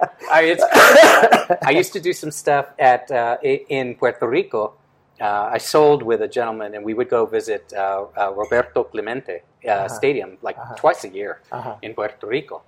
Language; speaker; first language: English; early bilingual, other home language; Spanish